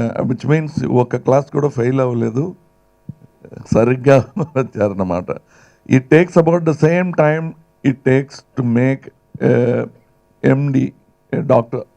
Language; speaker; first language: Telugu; non-native, local second language; Tamil